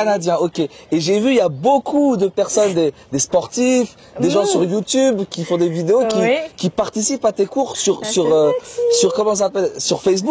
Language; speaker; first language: French; native; French